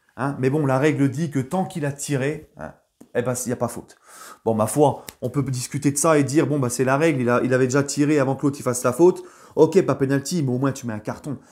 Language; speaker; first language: French; native; French